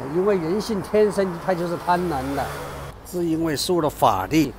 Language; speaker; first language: Chinese; native; Chinese